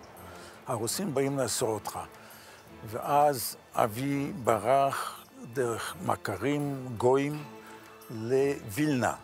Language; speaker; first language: Hebrew; non-native, fluent; Yiddish